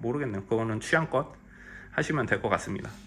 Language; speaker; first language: Korean; native; Korean